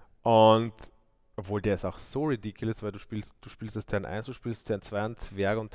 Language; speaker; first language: German; native; German